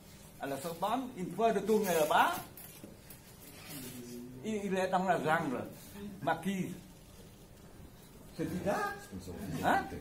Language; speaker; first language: French; non-native, learner; Khmer